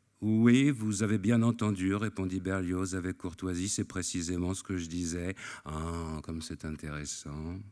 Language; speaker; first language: French; native; French